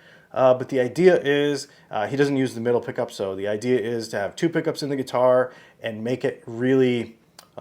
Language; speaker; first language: English; native; English